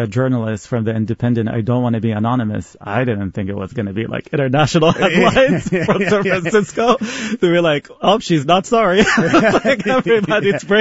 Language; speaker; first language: English; non-native, fluent; Arabic